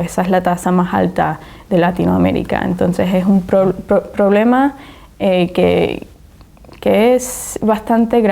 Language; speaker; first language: Spanish; early bilingual, heritage; Spanish